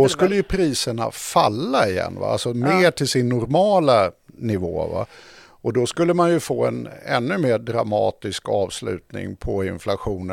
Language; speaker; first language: Swedish; native; Swedish